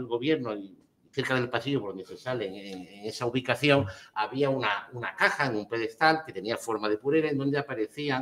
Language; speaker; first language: Spanish; native; Spanish